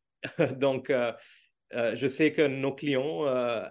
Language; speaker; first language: French; non-native, learner; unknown